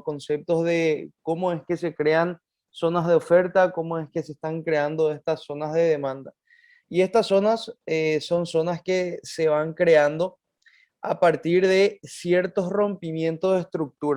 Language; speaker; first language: Spanish; native; Spanish